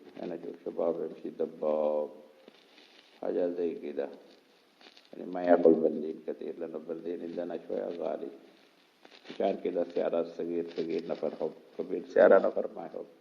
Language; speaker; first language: Arabic; non-native, learner; Urdu